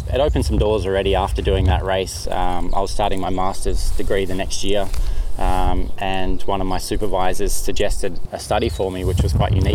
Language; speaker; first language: English; native; English